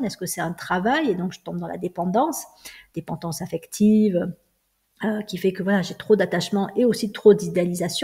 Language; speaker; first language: French; native; French